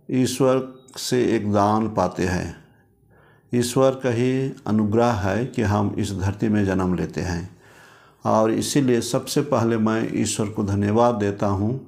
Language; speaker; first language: Hindi; non-native, local second language; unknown